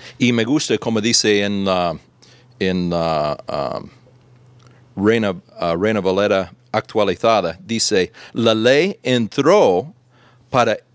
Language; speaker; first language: Spanish; non-native, fluent; English